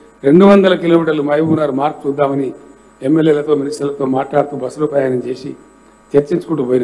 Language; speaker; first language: Telugu; native; Telugu